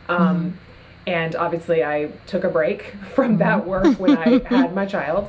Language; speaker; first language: English; native; English